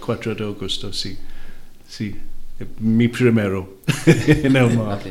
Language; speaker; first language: Spanish; non-native, learner; Welsh